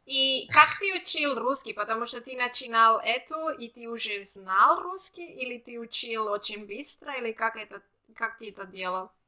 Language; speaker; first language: Russian; non-native, learner; German